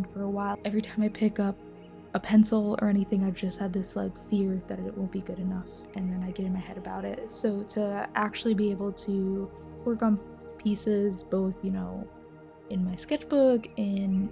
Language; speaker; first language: English; native; English